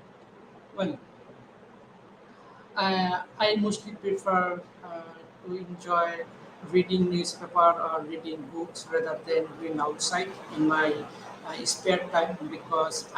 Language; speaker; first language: English; non-native, learner; Bangla